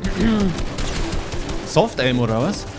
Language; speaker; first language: German; native; German